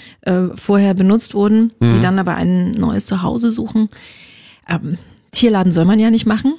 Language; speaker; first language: German; native; German